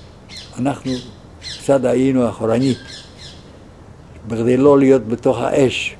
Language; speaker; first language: Hebrew; non-native, fluent; Yiddish